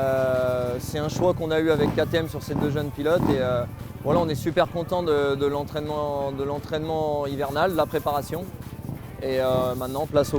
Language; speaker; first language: French; native; French